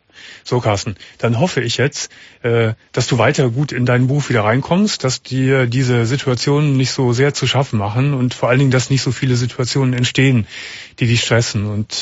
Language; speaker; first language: German; native; German